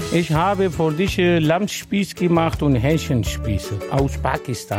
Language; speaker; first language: German; non-native, learner; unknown